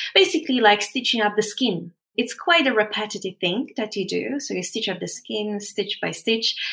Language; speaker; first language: English; non-native, fluent; Polish